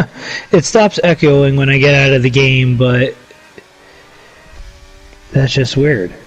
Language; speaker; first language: English; native; English